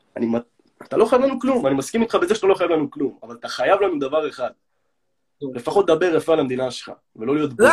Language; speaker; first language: Hebrew; native; Hebrew